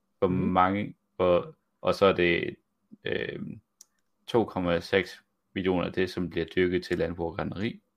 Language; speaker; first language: Danish; native; Danish